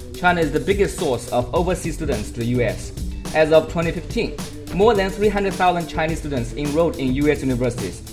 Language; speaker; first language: English; non-native, fluent; Chinese